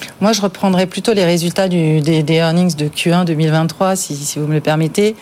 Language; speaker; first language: French; native; French